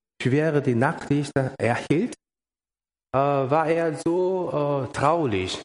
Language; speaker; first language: German; non-native, learner; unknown